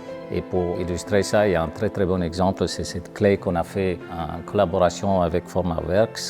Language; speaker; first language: French; non-native, fluent; Romanian